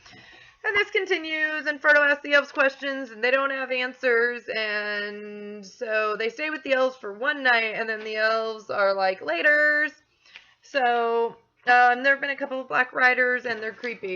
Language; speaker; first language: English; native; English